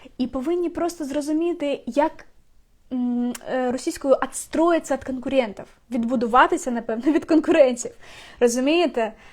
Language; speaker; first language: Ukrainian; non-native, local second language; Russian